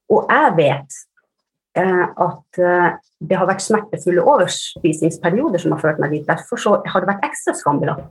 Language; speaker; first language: Norwegian; early bilingual, other home language; Finnish